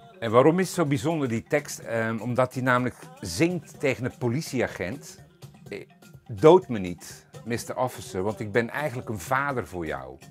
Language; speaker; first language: Dutch; native; Dutch